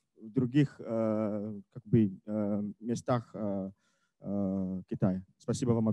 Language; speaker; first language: Russian; non-native, fluent; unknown